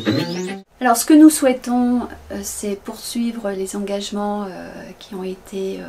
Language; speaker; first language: French; native; French